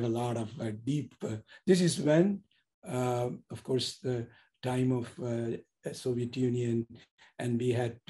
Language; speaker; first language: English; non-native, local second language; Tamil